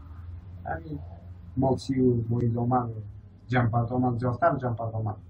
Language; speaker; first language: Persian; native; Persian